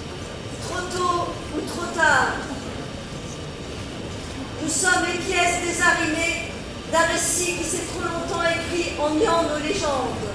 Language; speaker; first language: French; native; French